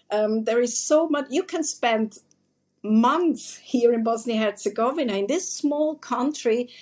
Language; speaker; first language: English; non-native, fluent; German